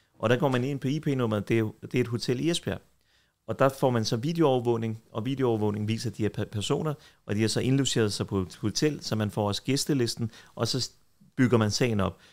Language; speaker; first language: Danish; early bilingual, other home language; Kurdish